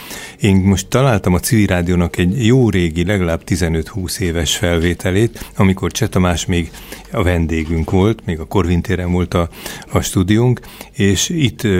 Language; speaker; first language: Hungarian; native; Hungarian